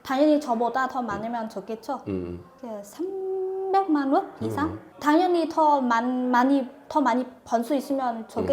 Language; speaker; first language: Korean; non-native, fluent; Vietnamese